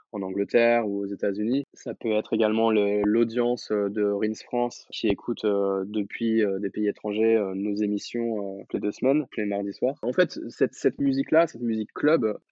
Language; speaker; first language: French; native; French